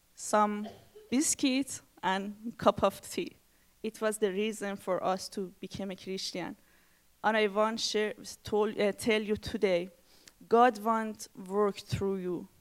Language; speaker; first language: English; non-native, learner; Persian